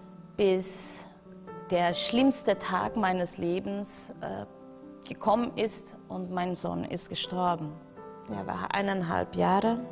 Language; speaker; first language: German; non-native, fluent; Portuguese